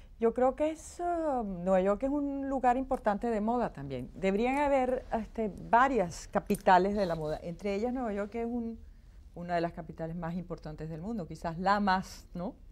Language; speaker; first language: Spanish; native; Spanish